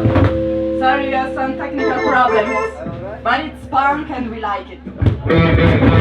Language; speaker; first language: English; non-native, fluent; Italian